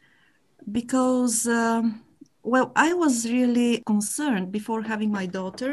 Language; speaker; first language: English; non-native, fluent; Bulgarian